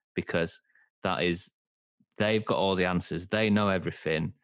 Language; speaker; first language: English; native; English